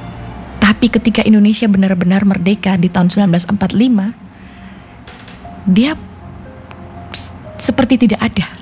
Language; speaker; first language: Indonesian; native; Indonesian